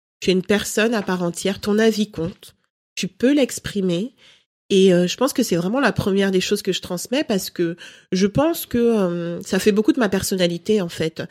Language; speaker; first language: French; early bilingual, other home language; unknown